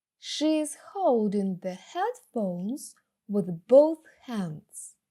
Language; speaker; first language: English; non-native, fluent; Ukrainian